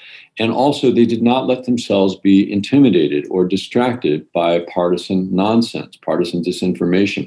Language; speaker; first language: English; native; English